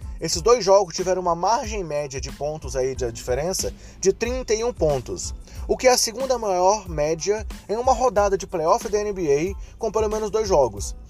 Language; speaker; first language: Portuguese; native; Portuguese